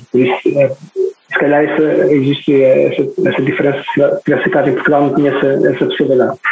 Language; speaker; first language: Portuguese; native; Portuguese